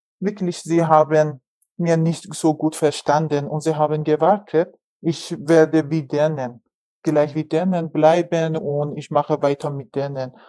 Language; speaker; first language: German; non-native, learner; Persian